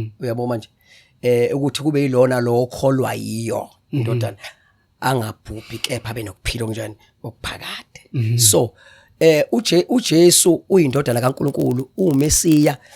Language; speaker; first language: Zulu; non-native, local second language; Xhosa